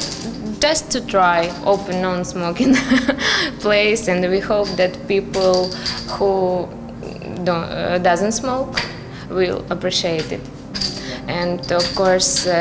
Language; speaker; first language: English; non-native, learner; Russian